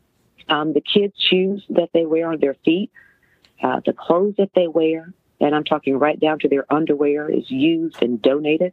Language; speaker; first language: English; native; English